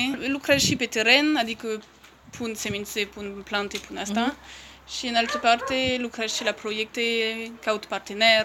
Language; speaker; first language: Romanian; non-native, fluent; French